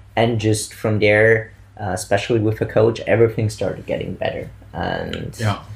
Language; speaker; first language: English; non-native, fluent; Italian